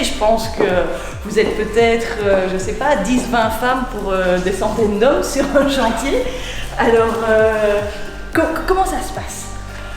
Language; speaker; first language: French; native; French